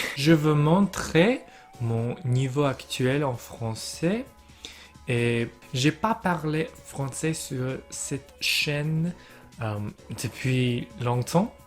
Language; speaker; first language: French; non-native, learner; English